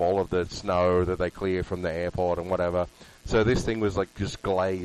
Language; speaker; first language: English; native; English